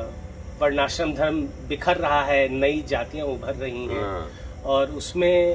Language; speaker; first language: Hindi; native; Hindi